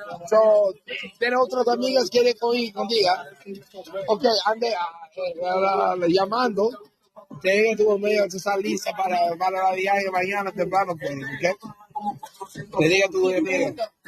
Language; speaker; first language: Spanish; non-native, learner; English